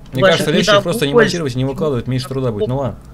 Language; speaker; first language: Russian; native; Russian